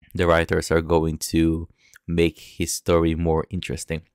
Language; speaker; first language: English; non-native, local second language; Filipino